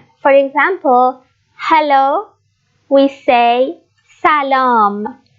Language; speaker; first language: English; non-native, learner; Persian